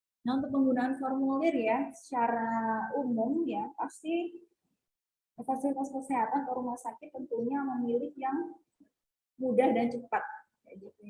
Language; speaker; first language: Indonesian; native; Indonesian